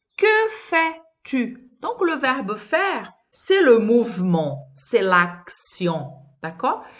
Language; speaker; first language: French; non-native, fluent; Portuguese